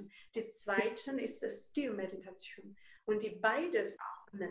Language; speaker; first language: German; non-native, learner; Chinese